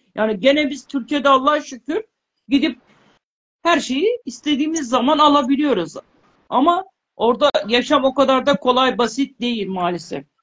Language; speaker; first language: Turkish; native; Turkish